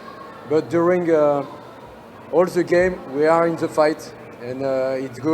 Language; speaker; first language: English; non-native, learner; French